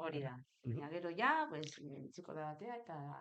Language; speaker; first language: Basque; non-native, local second language; Spanish